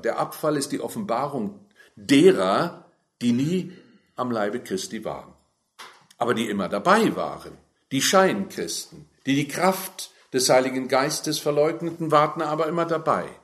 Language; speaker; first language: German; native; German